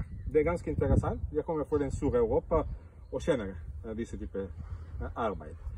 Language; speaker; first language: Norwegian; non-native, fluent; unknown